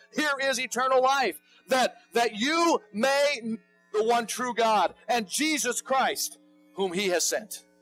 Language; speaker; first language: English; native; English